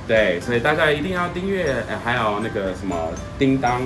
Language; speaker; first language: Chinese; non-native, fluent; English